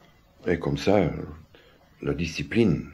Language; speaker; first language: French; non-native, fluent; German